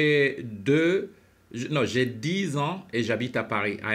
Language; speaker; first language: French; non-native, fluent; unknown